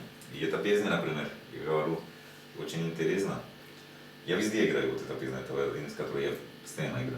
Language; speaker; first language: Russian; non-native, learner; Spanish